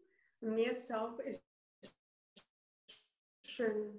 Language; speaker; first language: German; non-native, learner; Chinese